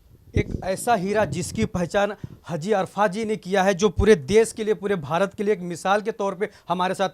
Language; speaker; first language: Hindi; native; Hindi